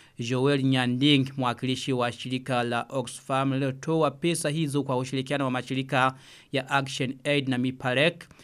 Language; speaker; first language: Swahili; non-native, local second language; Rundi